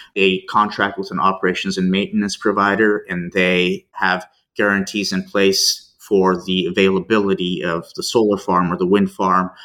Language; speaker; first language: English; native; English